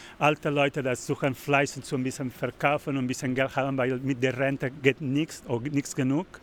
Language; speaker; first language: German; non-native, learner; Spanish